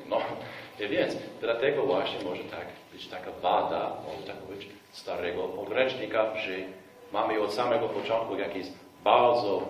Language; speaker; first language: Polish; non-native, fluent; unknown